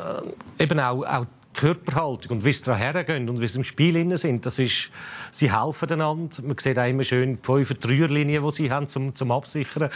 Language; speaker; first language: German; native; German